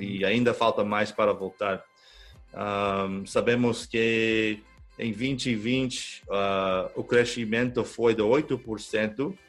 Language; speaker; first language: Portuguese; non-native, fluent; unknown